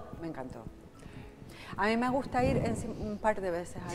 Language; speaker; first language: Spanish; native; Spanish